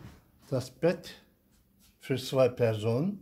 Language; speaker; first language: German; early bilingual, heritage; Turkish